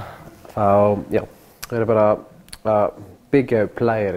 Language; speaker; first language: Icelandic; non-native, learner; French